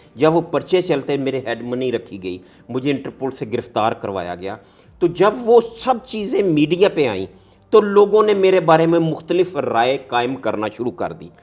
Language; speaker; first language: Urdu; non-native, local second language; Punjabi